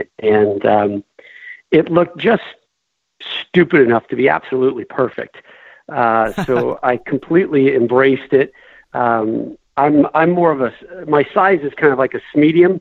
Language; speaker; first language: English; native; English